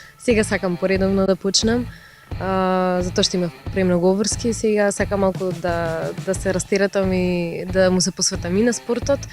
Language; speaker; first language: Macedonian; early bilingual, other home language; Russian